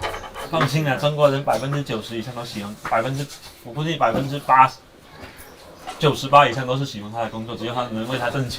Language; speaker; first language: Chinese; native; Chinese